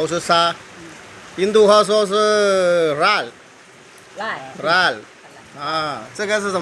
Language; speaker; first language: Chinese; non-native, local second language; Tamil